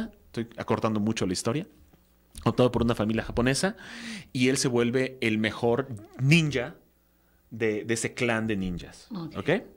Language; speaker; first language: Spanish; native; Spanish